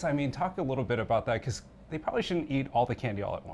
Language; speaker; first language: English; native; English